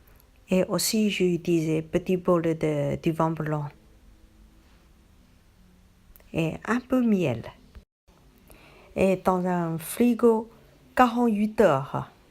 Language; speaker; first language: French; non-native, learner; Chinese